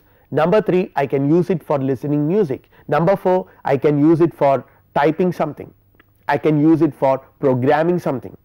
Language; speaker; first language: English; non-native, local second language; Malayalam